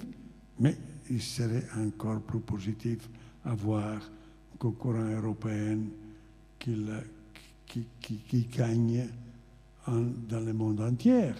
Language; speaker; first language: French; non-native, fluent; Italian